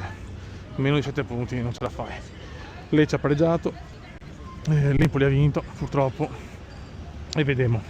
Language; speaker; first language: Italian; native; Italian